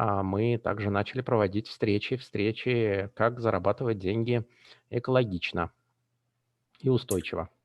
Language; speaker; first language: Russian; native; Russian